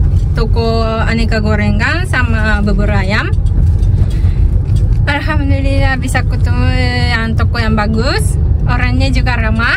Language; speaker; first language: Indonesian; non-native, learner; Japanese